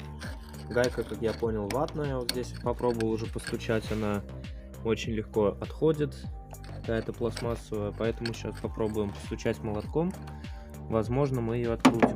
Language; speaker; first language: Russian; native; Russian